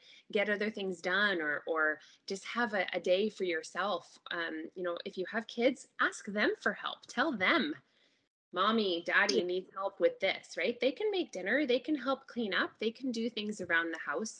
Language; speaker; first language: English; native; English